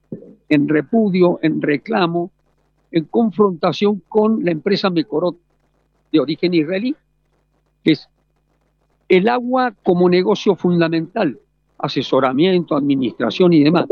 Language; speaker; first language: Spanish; native; Spanish